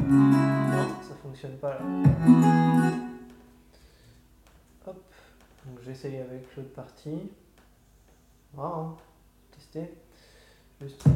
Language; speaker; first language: French; native; French